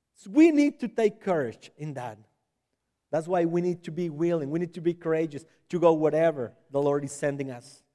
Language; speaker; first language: English; non-native, fluent; Spanish